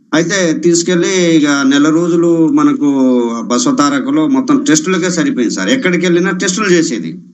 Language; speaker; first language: Telugu; non-native, local second language; Lambadi